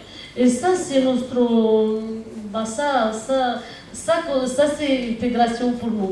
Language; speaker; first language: French; non-native, learner; Romanian